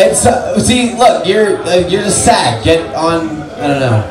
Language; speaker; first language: English; native; English